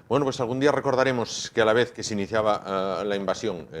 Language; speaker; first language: Spanish; native; Spanish